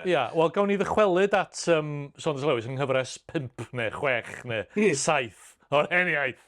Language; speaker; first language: Welsh; native; Welsh